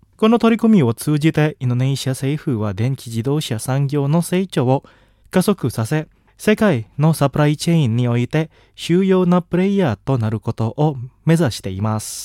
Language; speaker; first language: Japanese; non-native, fluent; Indonesian